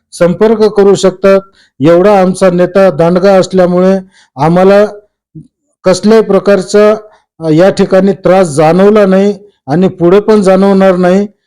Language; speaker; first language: Marathi; native; Marathi